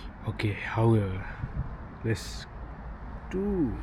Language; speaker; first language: English; non-native, learner; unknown